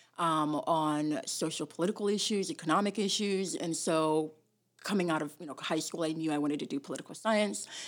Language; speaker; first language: English; early bilingual, other home language; Somali